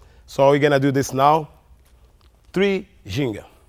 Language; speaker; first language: English; non-native, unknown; Portuguese